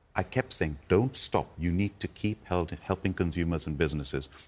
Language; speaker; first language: English; non-native, local second language; Gujarati